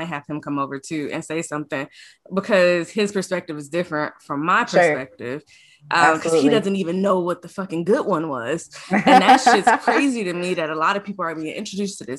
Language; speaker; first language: English; native; English